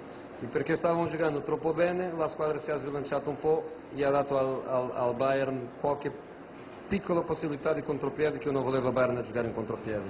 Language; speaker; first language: Italian; non-native, fluent; Portuguese